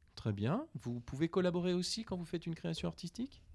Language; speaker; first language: French; native; French